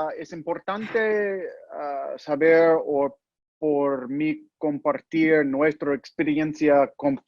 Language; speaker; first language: Spanish; non-native, learner; English